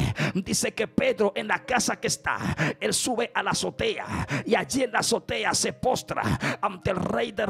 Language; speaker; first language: Spanish; native; Spanish